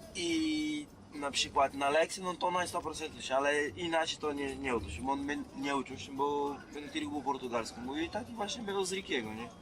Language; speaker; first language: Polish; non-native, learner; Portuguese